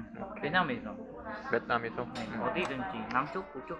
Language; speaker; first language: Korean; non-native, learner; Vietnamese